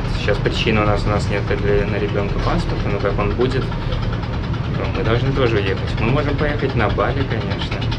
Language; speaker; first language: Russian; native; Russian